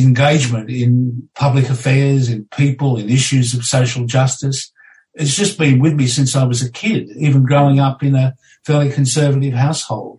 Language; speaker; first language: English; native; English